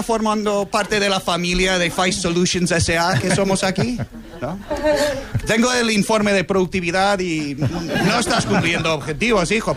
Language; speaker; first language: Spanish; non-native, fluent; English